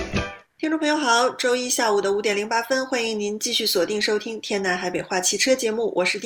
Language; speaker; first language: Chinese; native; Chinese